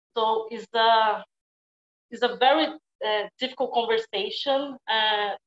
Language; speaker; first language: English; non-native, fluent; Portuguese